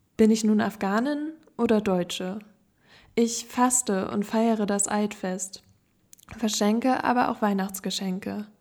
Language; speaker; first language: German; native; German